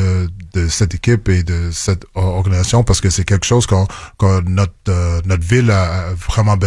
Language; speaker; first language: French; non-native, local second language; English